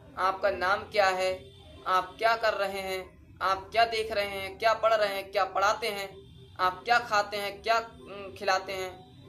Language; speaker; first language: Hindi; native; Hindi